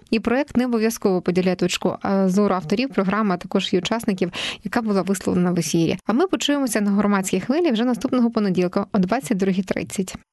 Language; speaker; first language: Ukrainian; native; Ukrainian